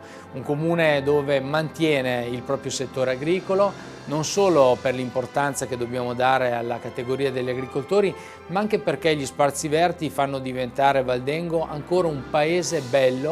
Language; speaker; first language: Italian; native; Italian